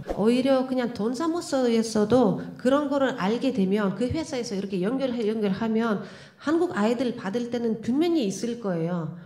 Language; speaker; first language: Korean; non-native, fluent; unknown